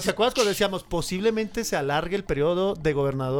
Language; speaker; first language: Spanish; native; Spanish